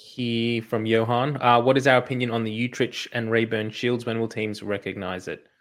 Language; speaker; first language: English; native; English